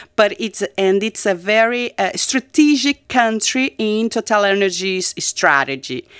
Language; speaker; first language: English; non-native, fluent; Portuguese